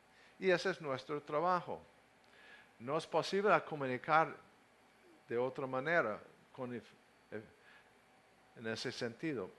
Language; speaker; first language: Spanish; non-native, learner; English